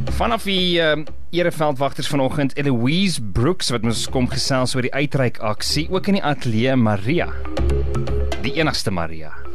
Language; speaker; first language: Afrikaans; native; Afrikaans